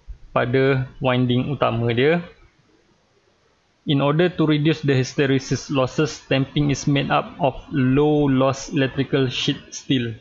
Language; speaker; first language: English; non-native, local second language; Malay